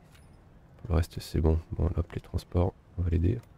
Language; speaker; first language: French; native; French